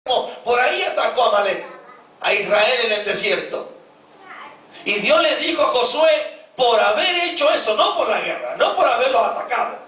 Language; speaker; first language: Spanish; native; Spanish